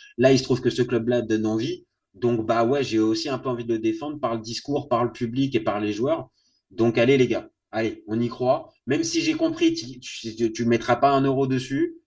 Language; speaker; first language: French; native; French